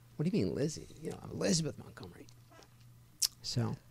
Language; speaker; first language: English; native; English